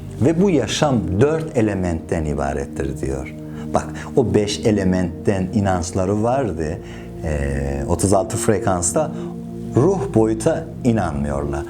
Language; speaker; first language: Turkish; non-native, fluent; Persian